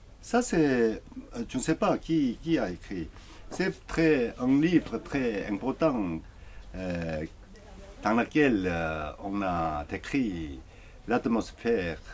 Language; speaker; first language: French; non-native, learner; Korean